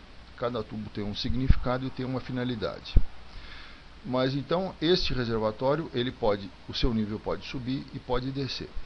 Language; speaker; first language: Portuguese; native; Portuguese